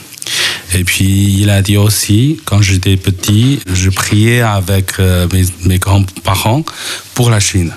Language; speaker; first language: French; non-native, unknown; Chinese